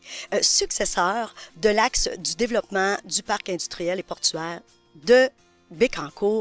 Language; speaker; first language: French; native; French